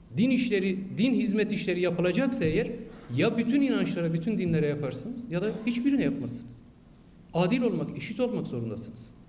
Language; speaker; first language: Turkish; non-native, local second language; Kurdish